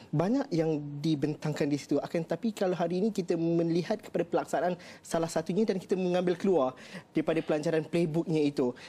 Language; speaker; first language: Malay; native; Malay